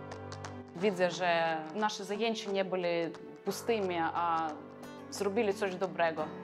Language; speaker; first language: Polish; non-native, learner; Ukrainian